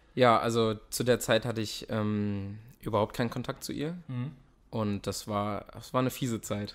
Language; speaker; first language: German; native; German